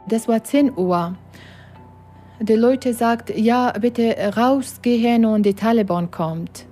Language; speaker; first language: German; non-native, learner; Persian